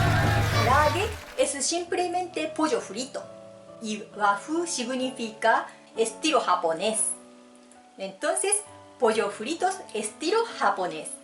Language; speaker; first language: Spanish; non-native, fluent; Japanese